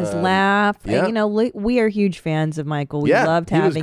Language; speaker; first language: English; native; English